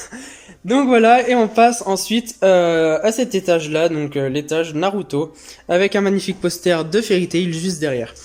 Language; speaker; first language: French; native; French